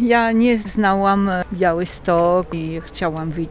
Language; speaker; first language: Polish; non-native, learner; French